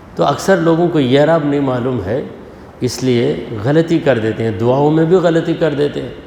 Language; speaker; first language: Urdu; native; Urdu